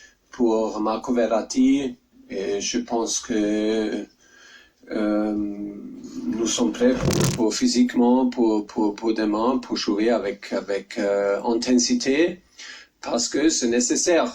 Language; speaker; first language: French; non-native, learner; German